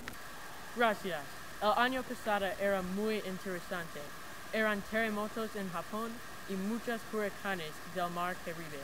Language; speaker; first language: Spanish; non-native, learner; English